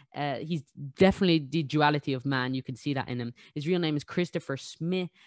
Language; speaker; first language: English; native; English